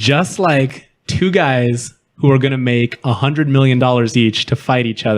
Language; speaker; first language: English; native; English